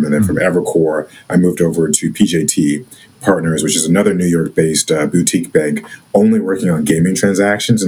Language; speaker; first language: English; native; English